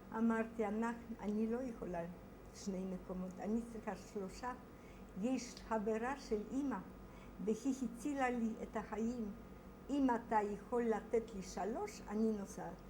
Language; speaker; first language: Hebrew; non-native, fluent; Polish